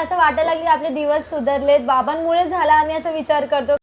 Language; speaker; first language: Marathi; non-native, fluent; Hindi